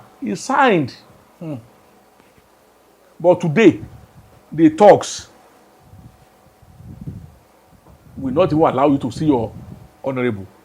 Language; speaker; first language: English; non-native, local second language; Yoruba